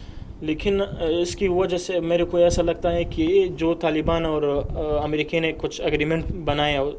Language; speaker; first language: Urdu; non-native, fluent; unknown